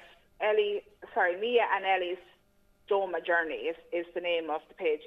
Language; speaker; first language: English; native; English